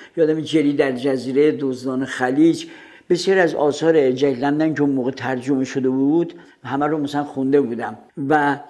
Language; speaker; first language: Persian; native; Persian